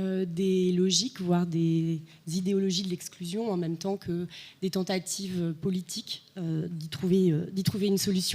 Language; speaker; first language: French; native; French